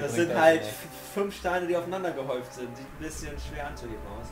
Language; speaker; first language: German; native; German